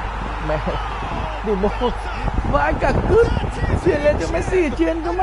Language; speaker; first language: Vietnamese; native; Vietnamese